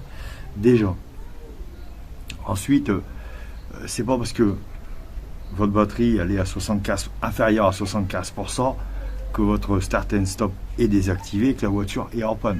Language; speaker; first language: French; native; French